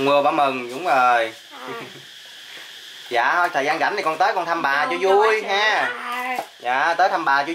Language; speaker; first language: Vietnamese; native; Vietnamese